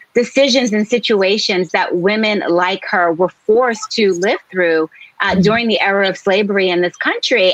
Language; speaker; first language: English; native; English